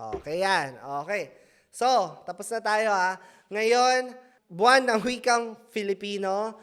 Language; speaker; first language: Filipino; native; Filipino